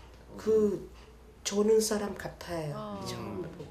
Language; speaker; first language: Korean; non-native, learner; Thai